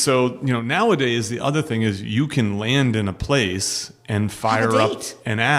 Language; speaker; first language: English; native; English